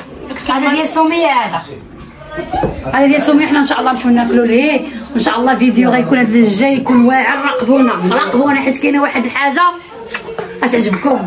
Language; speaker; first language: Arabic; native; Arabic